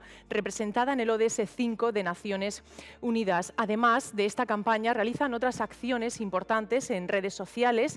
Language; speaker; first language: Spanish; native; Spanish